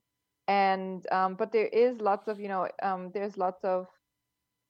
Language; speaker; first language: English; non-native, fluent; German